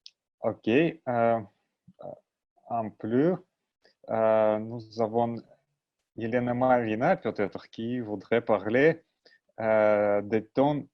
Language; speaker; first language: French; non-native, learner; Russian